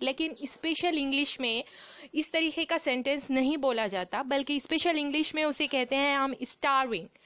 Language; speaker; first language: Hindi; native; Hindi